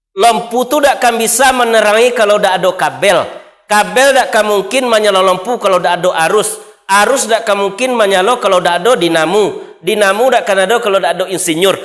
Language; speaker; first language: Malay; non-native, local second language; Minangkabau